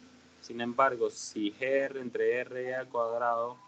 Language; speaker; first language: Spanish; native; Spanish